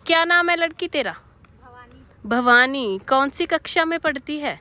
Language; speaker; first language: Hindi; non-native, local second language; Punjabi